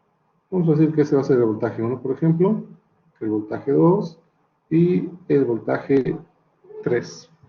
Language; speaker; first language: Spanish; native; Spanish